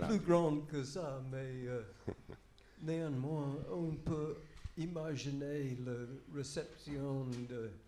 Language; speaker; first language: French; non-native, fluent; English